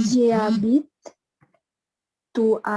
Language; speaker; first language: French; non-native, learner; Indonesian